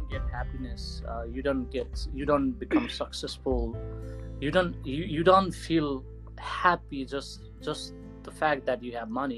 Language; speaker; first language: English; non-native, local second language; Nepali